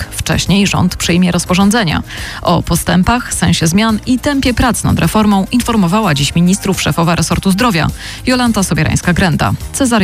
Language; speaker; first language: Polish; native; Polish